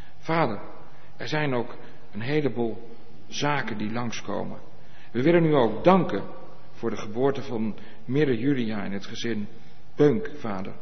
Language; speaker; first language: Dutch; native; Dutch